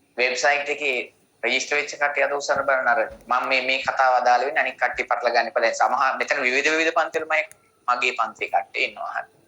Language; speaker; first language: Sinhala; native; Sinhala